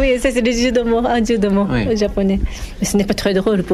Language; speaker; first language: French; non-native, fluent; Japanese